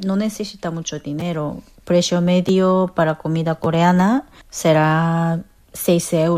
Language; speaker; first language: Spanish; non-native, fluent; Korean